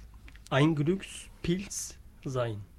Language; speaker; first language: German; non-native, learner; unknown